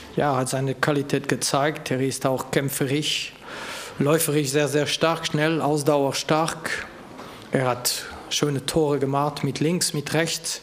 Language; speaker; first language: German; non-native, local second language; French